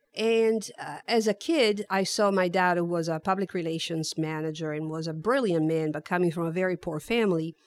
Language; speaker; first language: English; non-native, fluent; Italian